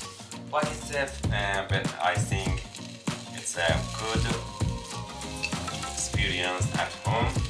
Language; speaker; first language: English; non-native, learner; Azerbaijani